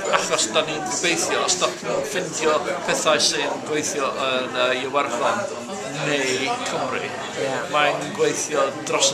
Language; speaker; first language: Welsh; non-native, fluent; English